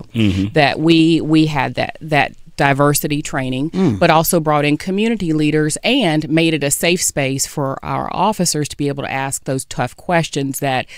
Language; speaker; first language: English; native; English